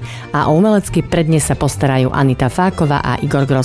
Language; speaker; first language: Slovak; native; Slovak